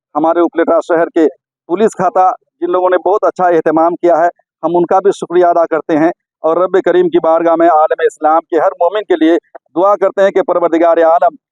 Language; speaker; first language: Urdu; non-native, local second language; Gujarati